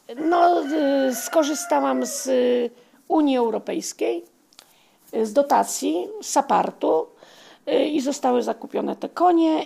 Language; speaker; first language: Polish; native; Polish